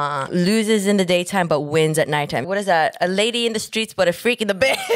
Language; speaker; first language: English; early bilingual, other home language; Korean